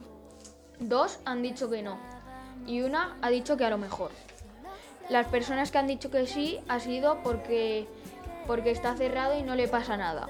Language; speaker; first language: Spanish; native; Spanish